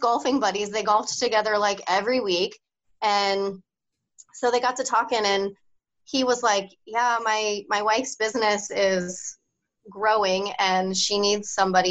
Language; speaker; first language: English; native; English